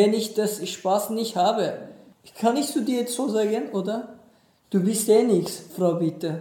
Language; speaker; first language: German; non-native, learner; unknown